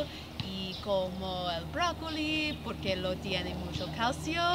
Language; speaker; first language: Spanish; non-native, learner; English